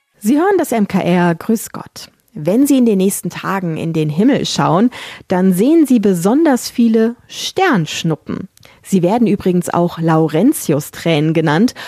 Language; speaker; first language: German; native; German